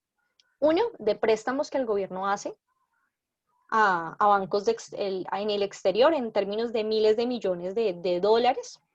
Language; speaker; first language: Spanish; native; Spanish